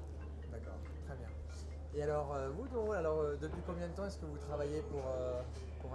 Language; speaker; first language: French; native; French